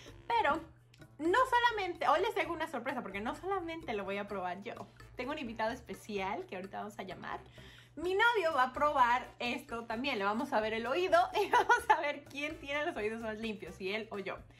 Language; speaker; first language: Spanish; early bilingual, heritage; Spanish